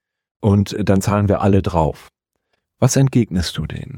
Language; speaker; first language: German; native; German